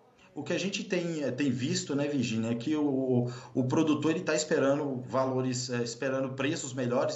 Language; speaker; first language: Portuguese; native; Portuguese